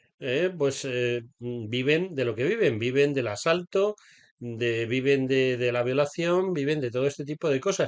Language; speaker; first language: Spanish; native; Spanish